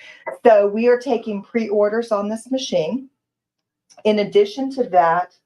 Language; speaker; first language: English; native; English